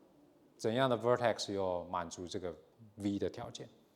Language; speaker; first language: Chinese; native; Chinese